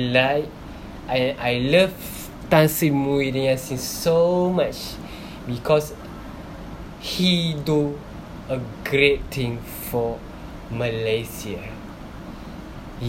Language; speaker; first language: English; non-native, local second language; Malay